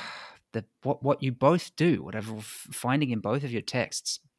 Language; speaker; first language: English; native; English